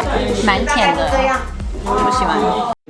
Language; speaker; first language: Chinese; non-native, fluent; English